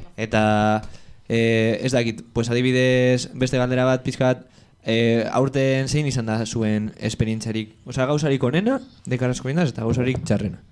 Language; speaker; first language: Basque; non-native, local second language; Spanish